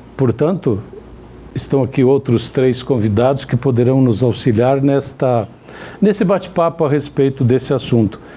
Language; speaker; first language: Portuguese; native; Portuguese